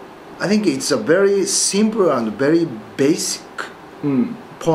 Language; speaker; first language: English; non-native, learner; Japanese